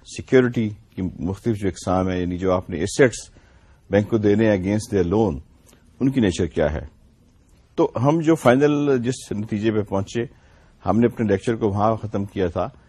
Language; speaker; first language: Urdu; non-native, local second language; Punjabi